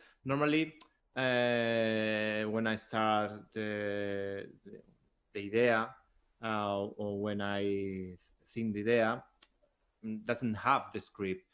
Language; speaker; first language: English; non-native, learner; Spanish